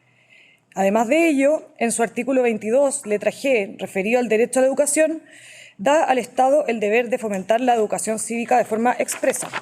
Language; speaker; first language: Spanish; native; Spanish